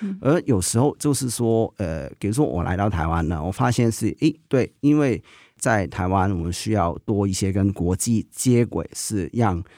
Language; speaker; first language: Chinese; non-native, local second language; Cantonese